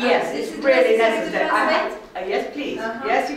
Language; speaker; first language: English; non-native, learner; Russian